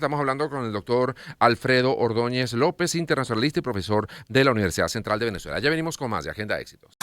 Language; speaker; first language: Spanish; native; Spanish